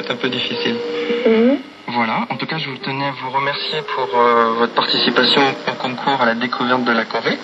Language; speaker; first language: French; native; French